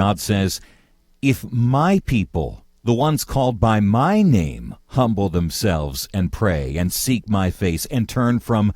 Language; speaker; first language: English; native; English